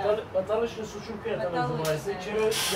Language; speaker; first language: Russian; native; Russian